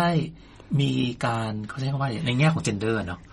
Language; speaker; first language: Thai; native; Thai